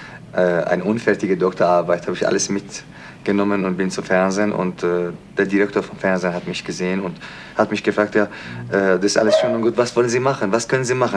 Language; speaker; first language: German; non-native, fluent; Persian